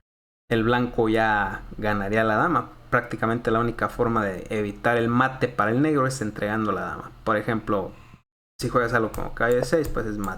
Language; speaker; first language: Spanish; native; Spanish